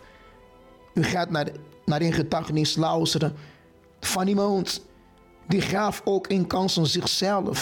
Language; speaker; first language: Dutch; non-native, fluent; Portuguese